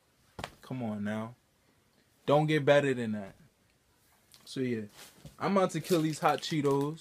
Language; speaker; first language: English; native; English